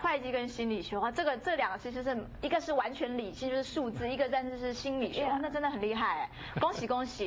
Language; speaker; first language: Chinese; native; Chinese